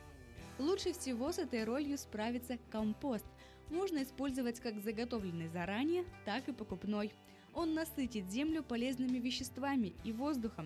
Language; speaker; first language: Russian; native; Russian